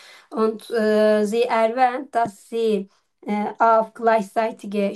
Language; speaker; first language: German; non-native, learner; Turkish